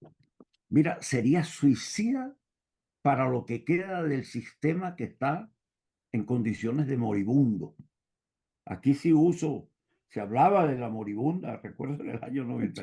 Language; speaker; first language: Spanish; native; Spanish